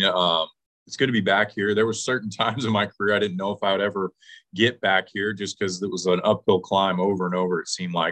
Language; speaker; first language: English; native; English